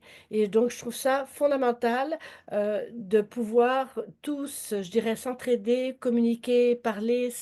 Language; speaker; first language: French; native; French